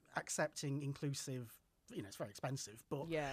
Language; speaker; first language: English; native; English